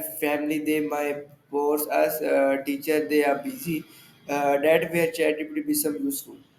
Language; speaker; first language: English; non-native, learner; Urdu